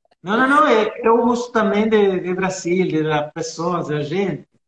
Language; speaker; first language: Portuguese; non-native, learner; Spanish